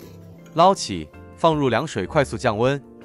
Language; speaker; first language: Chinese; native; Chinese